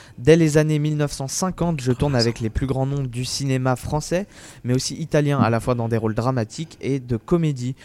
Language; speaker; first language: French; native; French